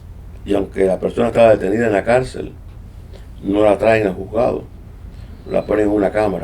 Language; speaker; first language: Spanish; native; Spanish